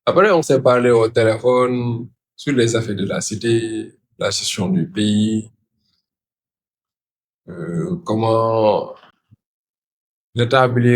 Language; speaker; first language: French; non-native, local second language; Wolof